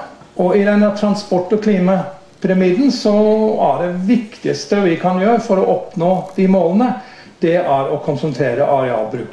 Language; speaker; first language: Norwegian; non-native, fluent; English